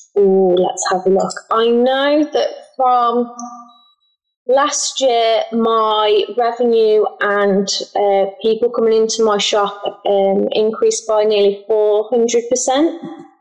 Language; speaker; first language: English; native; English